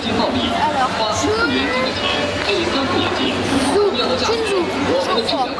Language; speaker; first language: French; native; French